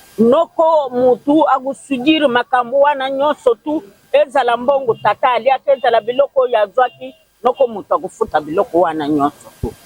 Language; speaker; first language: Lingala; non-native, local second language; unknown